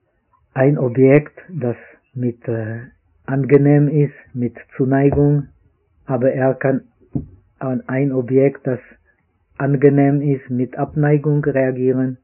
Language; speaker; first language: German; non-native, fluent; Czech